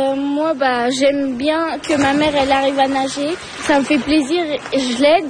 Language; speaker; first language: French; early bilingual, other home language; Turkish